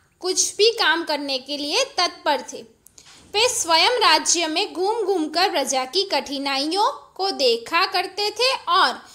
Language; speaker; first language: Hindi; non-native, local second language; Gujarati